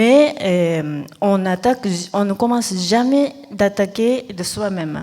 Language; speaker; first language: French; non-native, fluent; Japanese